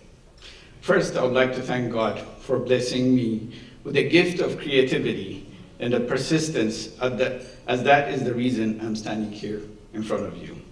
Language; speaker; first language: English; non-native, local second language; Amharic